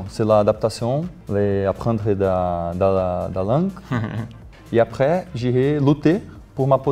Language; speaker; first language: French; non-native, learner; Portuguese